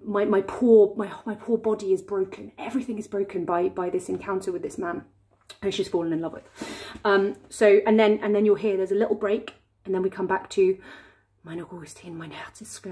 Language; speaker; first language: English; native; English